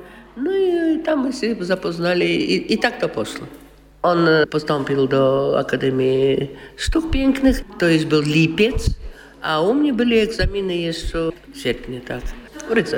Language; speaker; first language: Polish; non-native, local second language; Russian